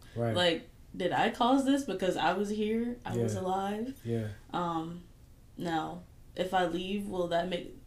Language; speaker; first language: English; native; English